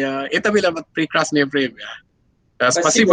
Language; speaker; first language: Russian; non-native, learner; Sinhala